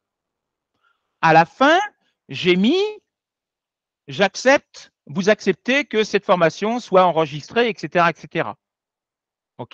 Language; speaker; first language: French; native; French